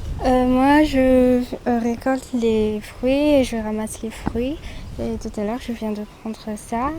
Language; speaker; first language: French; non-native, local second language; Malagasy